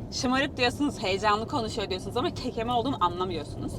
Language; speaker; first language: Turkish; native; Turkish